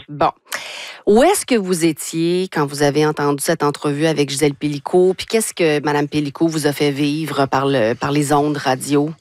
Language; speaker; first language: French; native; French